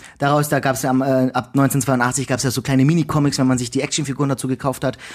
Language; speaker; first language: German; early bilingual, other home language; Romanian